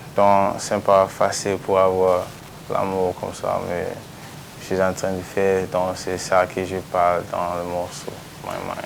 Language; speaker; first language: French; non-native, local second language; English